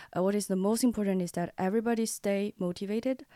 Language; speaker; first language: English; non-native, learner; Chinese